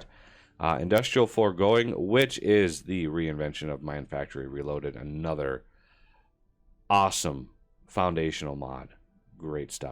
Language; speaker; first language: English; native; English